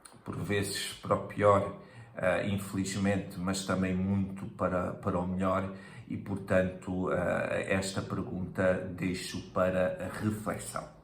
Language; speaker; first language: Portuguese; native; Portuguese